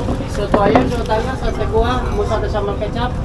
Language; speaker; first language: Indonesian; native; Indonesian